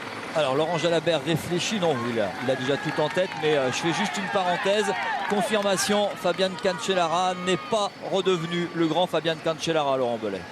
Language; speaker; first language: French; native; French